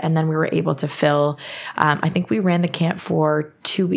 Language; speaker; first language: English; native; English